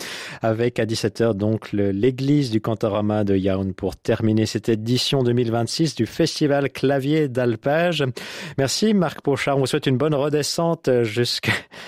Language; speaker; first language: French; native; French